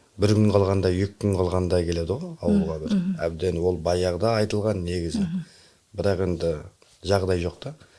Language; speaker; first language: Kazakh; native; Kazakh